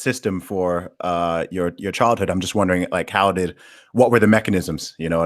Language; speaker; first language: English; native; English